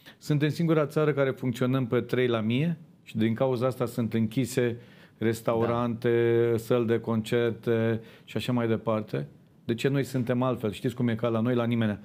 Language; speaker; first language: Romanian; native; Romanian